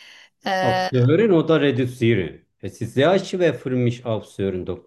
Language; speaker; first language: German; non-native, fluent; Turkish